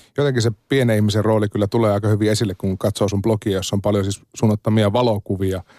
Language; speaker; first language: Finnish; native; Finnish